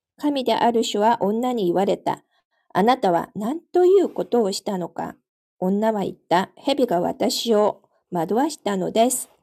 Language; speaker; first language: Japanese; non-native, fluent; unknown